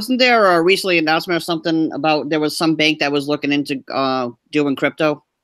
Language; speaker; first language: English; native; English